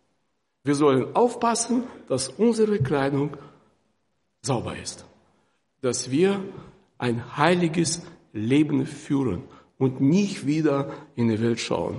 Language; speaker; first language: German; non-native, fluent; Russian